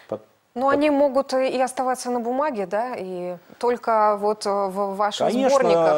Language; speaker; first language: Russian; native; Russian